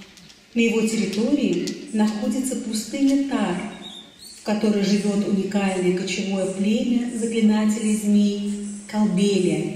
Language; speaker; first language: Russian; native; Russian